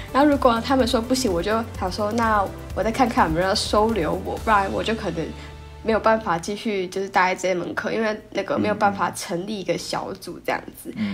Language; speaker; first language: Chinese; native; Chinese